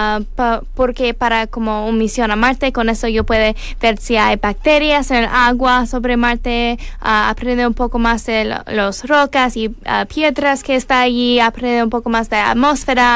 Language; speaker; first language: Spanish; non-native, learner; English